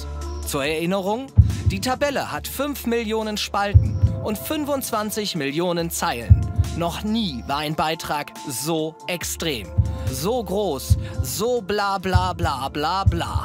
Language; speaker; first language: German; native; German